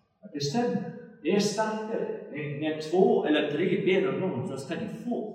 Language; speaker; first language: Swedish; non-native, fluent; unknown